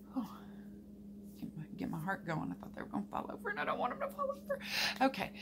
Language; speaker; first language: English; native; English